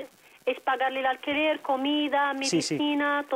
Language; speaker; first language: Spanish; non-native, fluent; Arabic